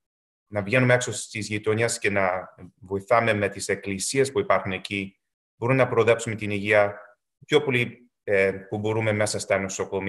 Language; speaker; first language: Greek; early bilingual, heritage; Greek